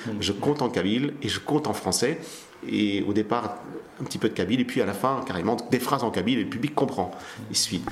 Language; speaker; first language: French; early bilingual, other home language; Kabyle